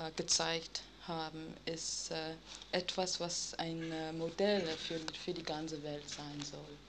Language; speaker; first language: German; non-native, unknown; English